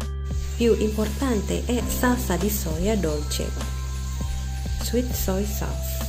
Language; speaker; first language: Italian; non-native, learner; Indonesian